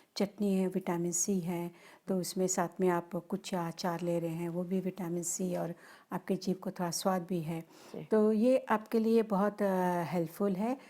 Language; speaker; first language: Hindi; non-native, local second language; Marathi